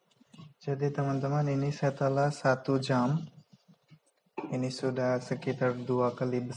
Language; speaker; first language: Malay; non-native, local second language; Bangla